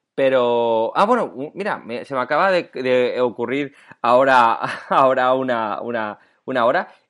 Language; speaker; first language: Spanish; native; Spanish